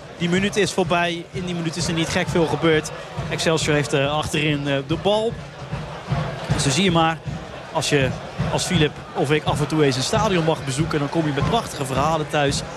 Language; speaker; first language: Dutch; native; Dutch